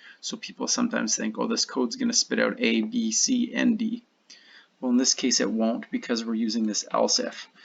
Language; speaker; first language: English; native; English